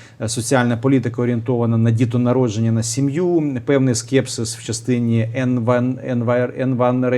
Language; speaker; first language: Ukrainian; native; Ukrainian